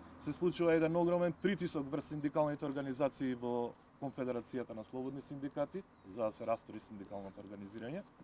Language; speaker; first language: Macedonian; native; Macedonian